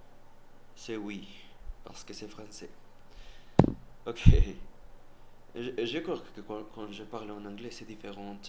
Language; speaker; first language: French; non-native, learner; Spanish